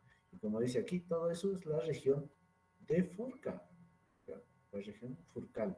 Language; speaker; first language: Spanish; native; Spanish